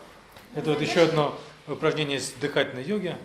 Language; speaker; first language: Russian; native; Russian